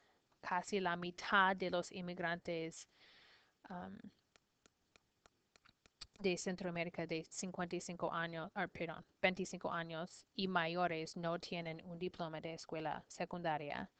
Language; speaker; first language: Spanish; non-native, learner; English